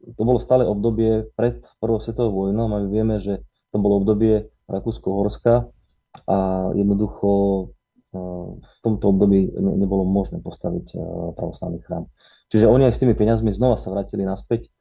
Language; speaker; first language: Slovak; native; Slovak